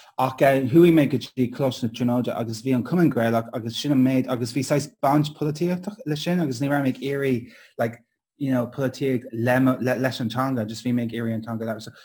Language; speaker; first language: Irish; non-native, local second language; English